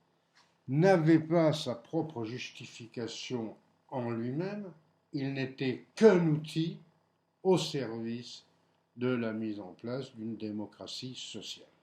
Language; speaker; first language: French; native; French